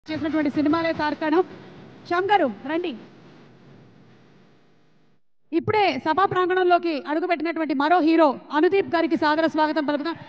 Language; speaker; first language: Telugu; native; Telugu